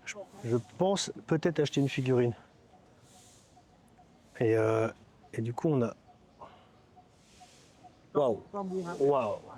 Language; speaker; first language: French; native; French